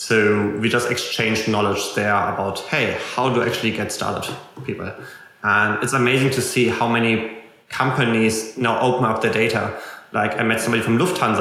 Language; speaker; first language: English; non-native, fluent; German